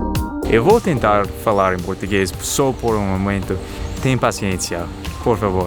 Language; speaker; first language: Portuguese; non-native, learner; English